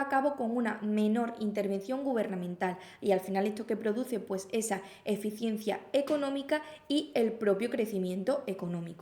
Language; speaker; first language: Spanish; native; Spanish